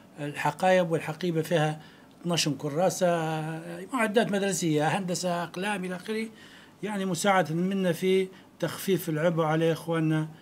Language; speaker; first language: Arabic; native; Arabic